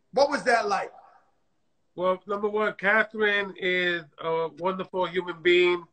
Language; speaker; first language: English; native; English